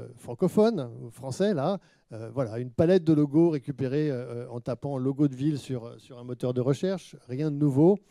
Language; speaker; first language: French; native; French